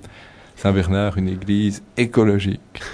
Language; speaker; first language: French; native; French